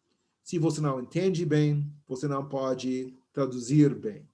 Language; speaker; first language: Portuguese; non-native, fluent; English